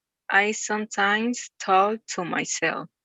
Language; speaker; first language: English; non-native, learner; Spanish